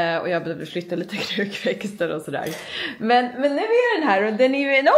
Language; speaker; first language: Swedish; native; Swedish